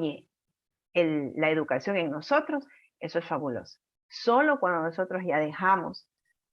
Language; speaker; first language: Spanish; native; Spanish